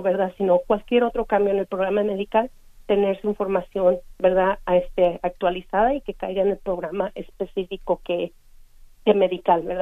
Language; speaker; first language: Spanish; native; Spanish